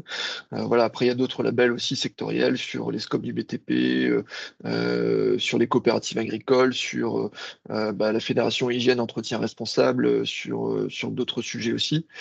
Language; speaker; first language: French; native; French